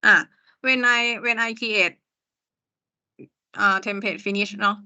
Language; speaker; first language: English; non-native, learner; Thai